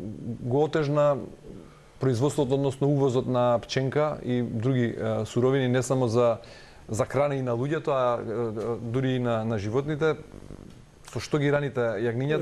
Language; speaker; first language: Macedonian; native; Macedonian